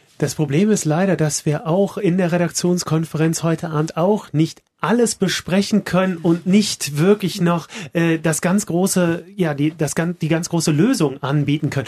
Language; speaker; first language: German; native; German